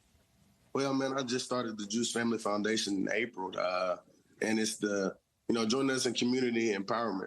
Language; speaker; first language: English; native; English